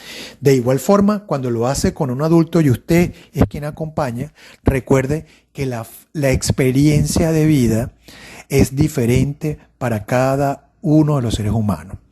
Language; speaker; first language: Spanish; native; Spanish